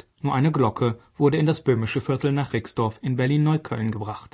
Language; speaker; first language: German; native; German